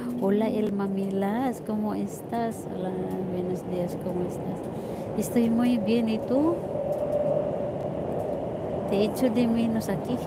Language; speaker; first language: Spanish; non-native, learner; Filipino